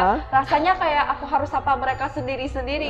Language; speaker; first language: Indonesian; early bilingual, other home language; Korean